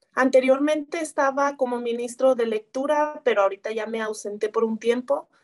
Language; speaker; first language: Spanish; native; Spanish